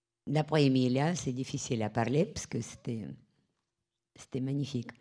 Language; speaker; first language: French; non-native, fluent; Russian